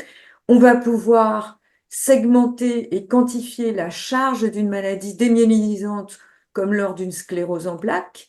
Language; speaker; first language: French; native; French